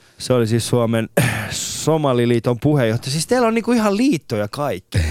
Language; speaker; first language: Finnish; non-native, fluent; Persian